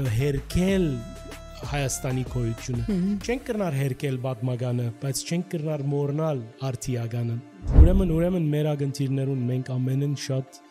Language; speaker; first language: Armenian; early bilingual, heritage; Armenian